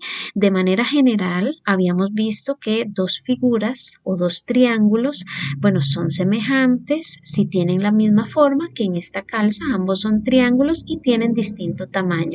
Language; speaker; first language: Spanish; native; Spanish